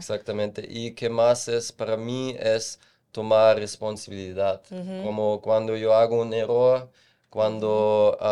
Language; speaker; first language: Spanish; non-native, fluent; German